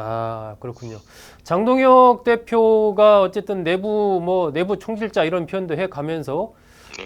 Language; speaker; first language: Korean; native; Korean